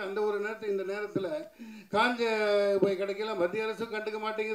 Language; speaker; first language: Tamil; native; Tamil